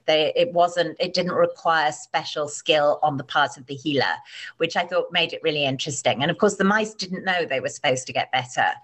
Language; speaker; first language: English; native; English